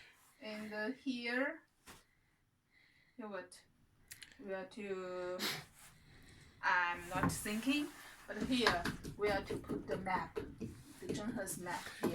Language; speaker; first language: English; non-native, learner; Chinese